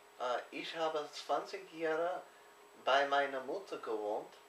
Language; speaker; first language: German; non-native, learner; English